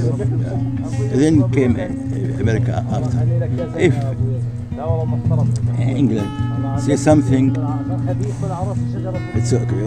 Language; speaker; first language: English; non-native, learner; Arabic